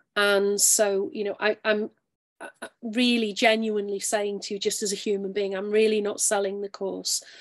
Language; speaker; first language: English; native; English